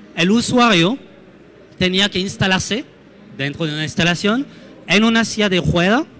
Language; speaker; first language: Spanish; non-native, fluent; French